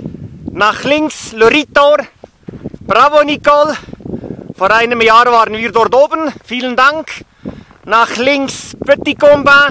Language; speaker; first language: German; native; German